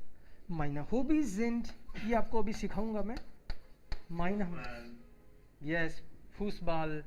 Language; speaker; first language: Hindi; native; Hindi